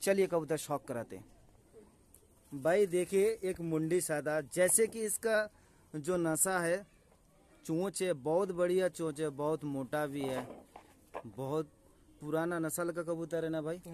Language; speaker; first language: Hindi; non-native, local second language; Bangla